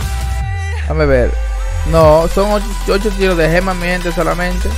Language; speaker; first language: Spanish; native; Spanish